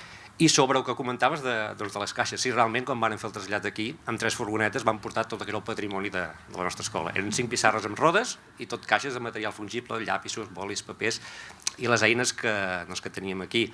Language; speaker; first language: Catalan; native; Catalan